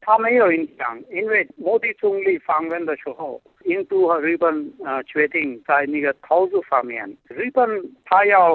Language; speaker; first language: Chinese; non-native, fluent; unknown